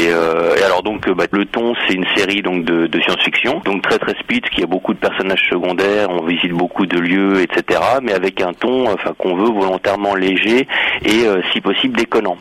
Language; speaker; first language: French; native; French